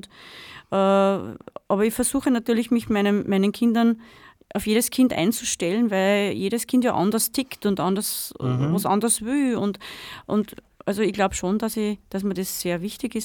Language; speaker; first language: German; native; German